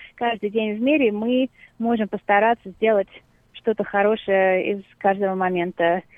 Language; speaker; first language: Russian; native; Russian